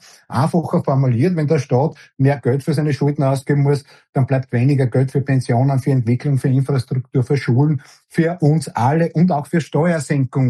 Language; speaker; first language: German; native; German